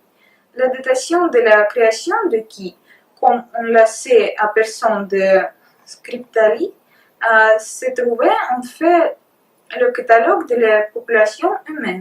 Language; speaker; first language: French; non-native, learner; Russian